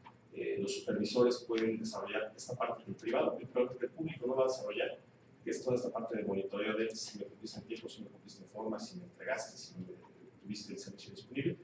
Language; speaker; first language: Spanish; native; Spanish